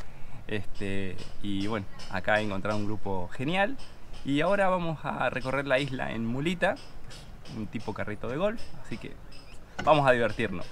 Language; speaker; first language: Spanish; native; Spanish